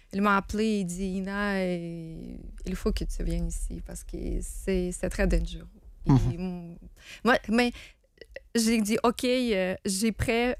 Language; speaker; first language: French; non-native, learner; Ukrainian